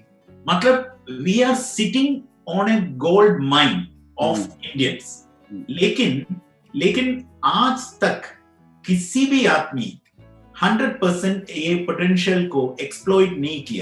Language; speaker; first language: Hindi; non-native, local second language; Malayalam